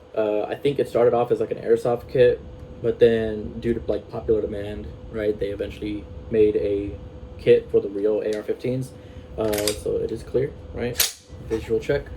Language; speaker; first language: English; native; English